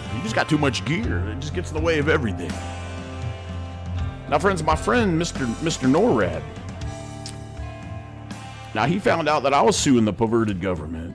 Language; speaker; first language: English; native; English